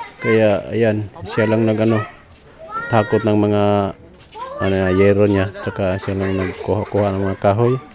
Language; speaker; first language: Filipino; non-native, local second language; Cebuano